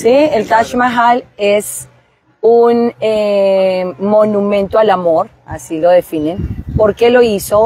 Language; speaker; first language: Spanish; native; Spanish